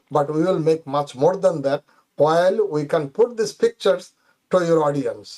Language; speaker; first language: English; non-native, fluent; Bangla